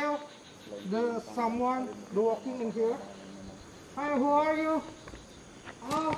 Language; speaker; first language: English; non-native, learner; Indonesian